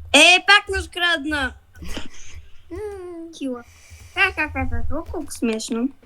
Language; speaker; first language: Bulgarian; native; Bulgarian